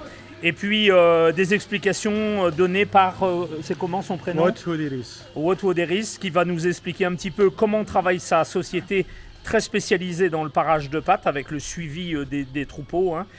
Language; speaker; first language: French; native; French